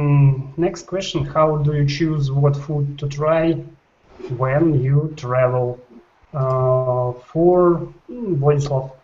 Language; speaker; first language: English; non-native, learner; Russian